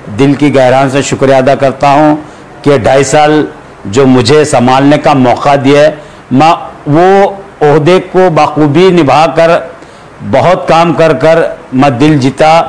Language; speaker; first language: Hindi; non-native, local second language; Urdu